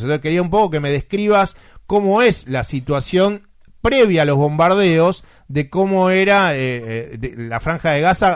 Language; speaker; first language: Spanish; native; Spanish